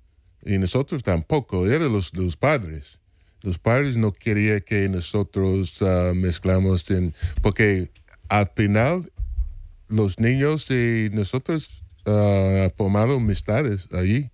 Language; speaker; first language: Spanish; non-native, fluent; English